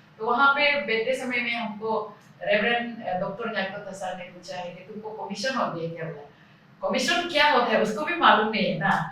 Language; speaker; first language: Hindi; non-native, local second language; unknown